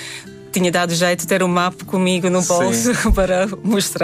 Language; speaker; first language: Portuguese; non-native, fluent; Latvian